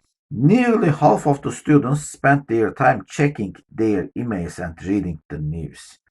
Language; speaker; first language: English; non-native, fluent; Turkish